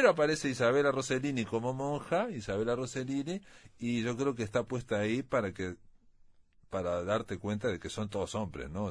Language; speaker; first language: Spanish; native; Spanish